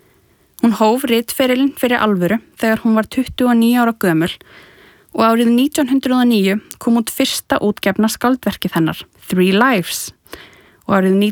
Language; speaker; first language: Icelandic; native; Icelandic